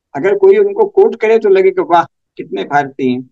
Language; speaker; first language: Hindi; native; Hindi